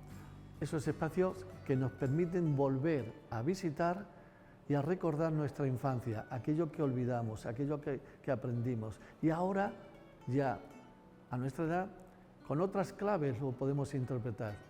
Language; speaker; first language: Spanish; native; Spanish